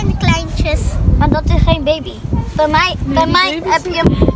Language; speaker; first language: Dutch; early bilingual, other home language; Indonesian